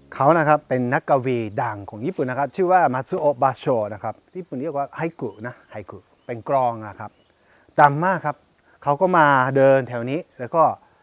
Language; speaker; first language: Thai; native; Thai